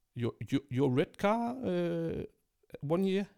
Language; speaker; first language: English; non-native, fluent; Danish